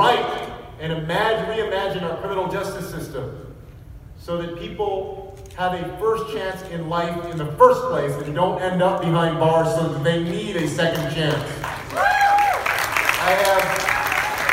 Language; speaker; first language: English; native; English